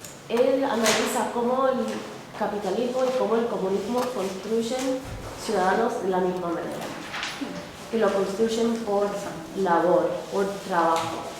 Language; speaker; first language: Spanish; non-native, fluent; English